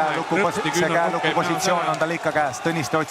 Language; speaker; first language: Estonian; native; Estonian